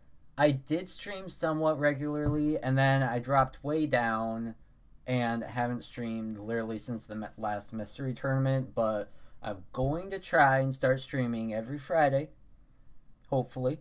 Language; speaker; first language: English; native; English